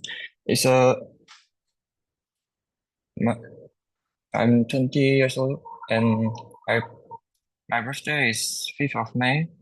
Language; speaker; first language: English; non-native, local second language; Chinese